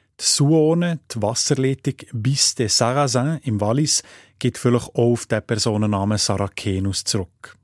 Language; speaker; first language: German; native; German